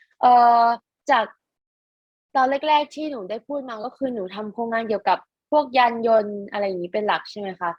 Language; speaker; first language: Thai; native; Thai